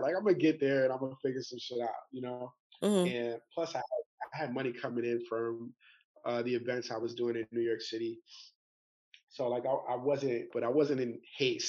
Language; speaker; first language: English; native; English